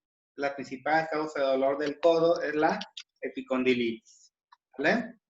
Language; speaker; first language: Spanish; native; Spanish